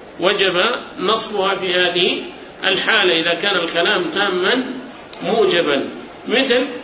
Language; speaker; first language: Arabic; native; Arabic